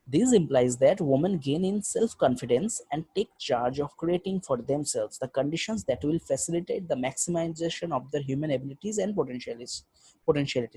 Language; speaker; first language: English; non-native, local second language; Bangla